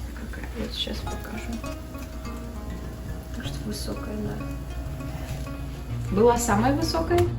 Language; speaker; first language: Russian; early bilingual, heritage; Russian